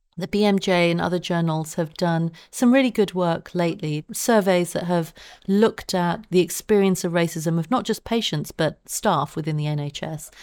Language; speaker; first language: English; native; English